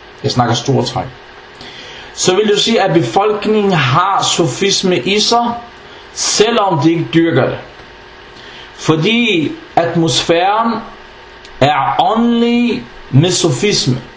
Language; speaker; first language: Danish; non-native, fluent; Arabic